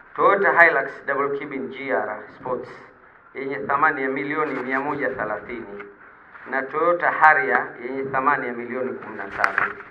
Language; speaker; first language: Swahili; native; Swahili